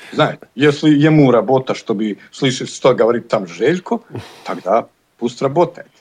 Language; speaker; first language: Russian; non-native, learner; Bosnian